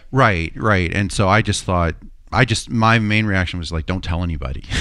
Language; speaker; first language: English; native; English